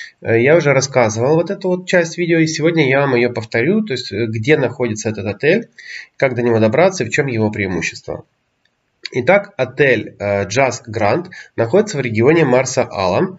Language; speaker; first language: Russian; native; Russian